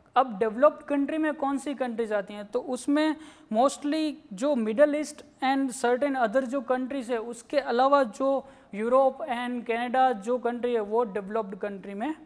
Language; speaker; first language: Hindi; non-native, local second language; Gujarati